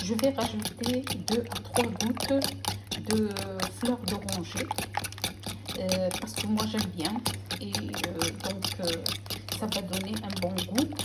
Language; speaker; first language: French; non-native, local second language; Arabic